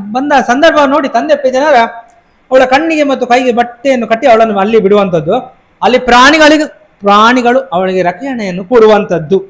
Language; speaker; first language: Kannada; non-native, local second language; Tulu